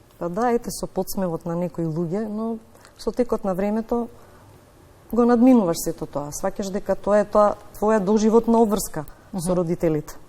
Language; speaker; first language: Macedonian; native; Macedonian